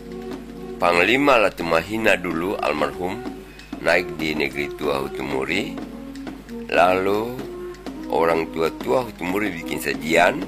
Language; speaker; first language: Indonesian; non-native, local second language; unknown